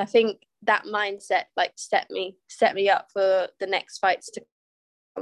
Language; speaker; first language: English; native; English